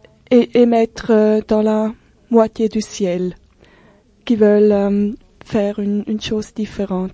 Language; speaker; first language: French; non-native, local second language; German